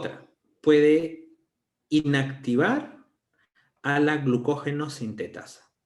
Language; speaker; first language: Spanish; native; Spanish